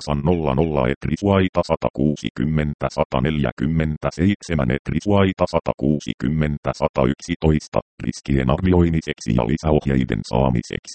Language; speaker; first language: Finnish; native; Finnish